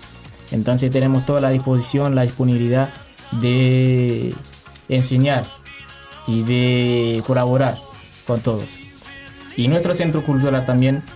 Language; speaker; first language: Spanish; non-native, learner; Haitian Creole